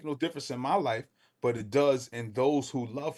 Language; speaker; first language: English; native; English